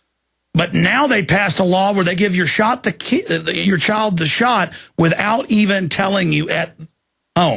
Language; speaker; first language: English; native; English